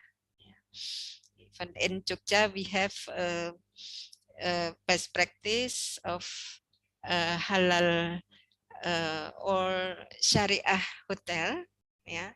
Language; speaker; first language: English; non-native, learner; Indonesian